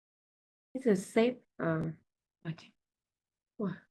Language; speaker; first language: English; non-native, learner; Vietnamese